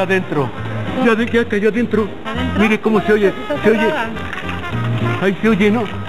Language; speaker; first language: Spanish; native; Spanish